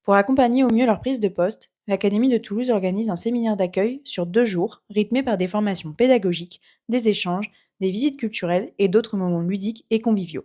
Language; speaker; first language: French; native; French